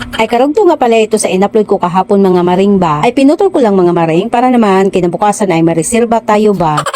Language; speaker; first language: Filipino; non-native, local second language; Cebuano